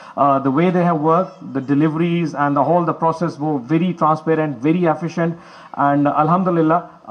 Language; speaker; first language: English; non-native, local second language; Urdu